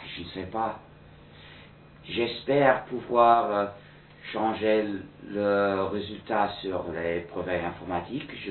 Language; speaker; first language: French; non-native, fluent; English